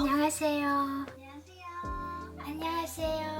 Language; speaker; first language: Korean; non-native, learner; English